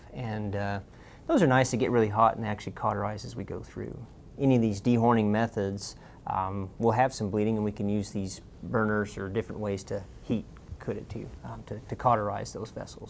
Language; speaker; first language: English; native; English